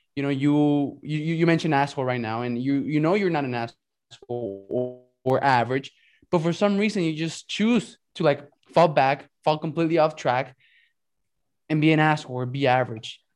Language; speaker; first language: English; early bilingual, other home language; Spanish